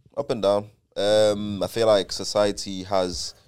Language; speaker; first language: English; native; English